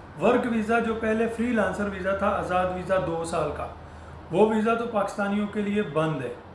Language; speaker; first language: Urdu; non-native, local second language; Punjabi